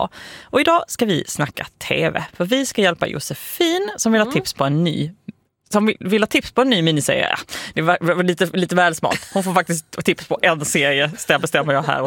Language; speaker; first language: Swedish; native; Swedish